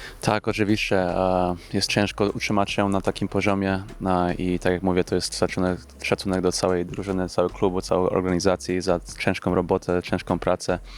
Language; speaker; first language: Polish; early bilingual, heritage; English